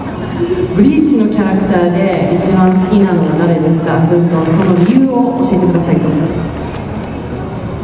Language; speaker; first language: Japanese; non-native, learner; English